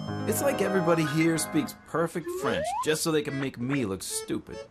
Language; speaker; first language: English; native; English